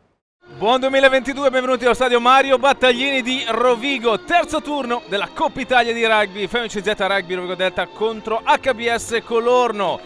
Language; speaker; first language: Italian; native; Italian